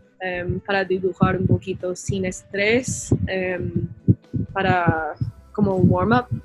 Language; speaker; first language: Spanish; non-native, learner; English